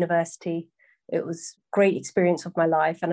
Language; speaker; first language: English; native; English